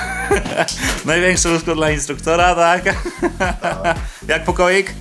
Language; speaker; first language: Polish; native; Polish